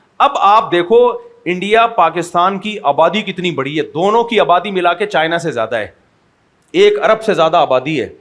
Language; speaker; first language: Urdu; native; Urdu